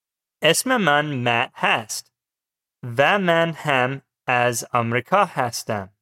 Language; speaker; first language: Persian; non-native, learner; English